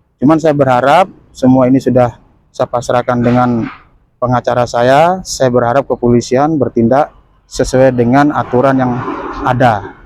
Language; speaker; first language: Indonesian; native; Indonesian